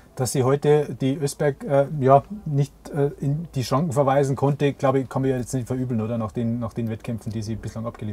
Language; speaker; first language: German; native; German